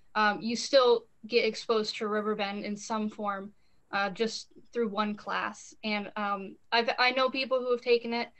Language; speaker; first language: English; native; English